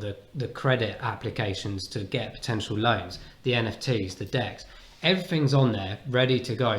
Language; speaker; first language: English; native; English